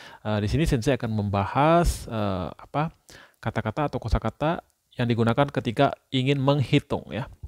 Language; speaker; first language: Indonesian; native; Indonesian